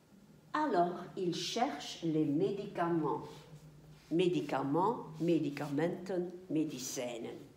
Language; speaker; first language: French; non-native, fluent; Dutch